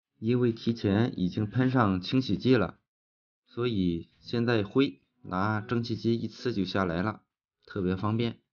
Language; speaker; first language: Chinese; native; Chinese